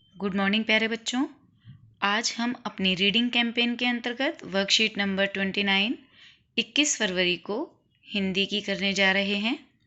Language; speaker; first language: Hindi; native; Hindi